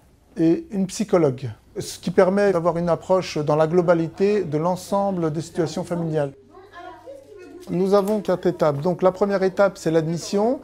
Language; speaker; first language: French; native; French